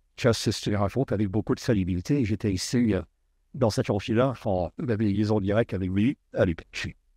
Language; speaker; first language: French; native; French